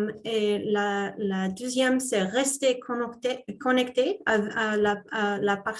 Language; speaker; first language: French; non-native, fluent; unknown